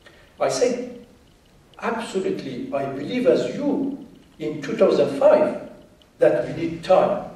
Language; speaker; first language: English; non-native, fluent; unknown